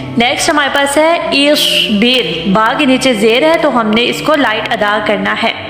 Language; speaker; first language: Urdu; non-native, local second language; Punjabi